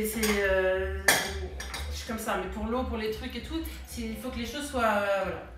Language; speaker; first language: French; early bilingual, heritage; French